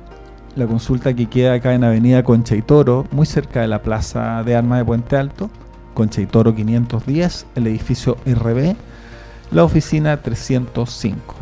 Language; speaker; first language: Spanish; native; Spanish